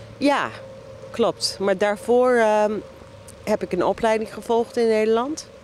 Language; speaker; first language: Dutch; non-native, fluent; English